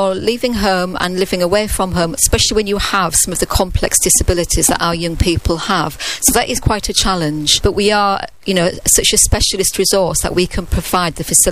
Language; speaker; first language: English; native; English